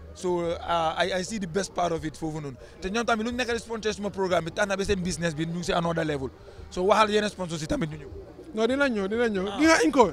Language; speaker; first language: Wolof; non-native, local second language; Fula